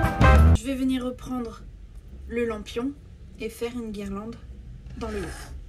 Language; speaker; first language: French; native; French